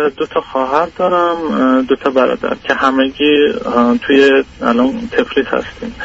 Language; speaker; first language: Persian; non-native, local second language; Georgian